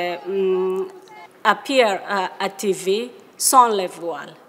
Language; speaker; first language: French; non-native, learner; Persian